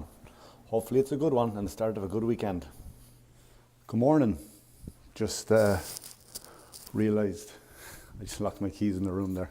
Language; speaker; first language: English; native; English